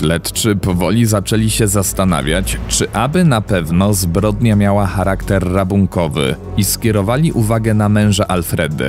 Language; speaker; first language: Polish; native; Polish